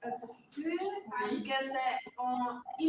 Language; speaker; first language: French; non-native, learner; Dutch